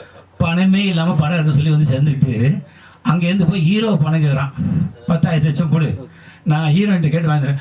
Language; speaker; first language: Tamil; native; Tamil